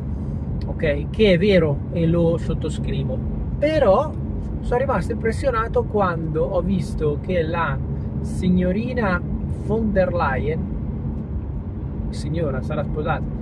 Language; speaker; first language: Italian; native; Italian